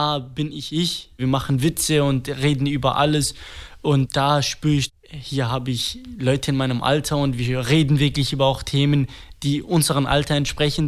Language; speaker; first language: German; non-native, fluent; Kurdish